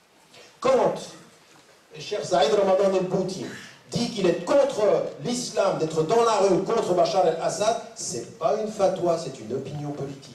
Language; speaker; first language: French; native; French